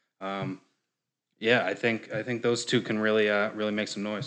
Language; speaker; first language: English; native; English